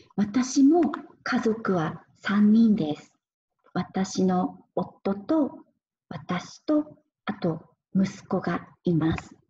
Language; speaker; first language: Japanese; native; Japanese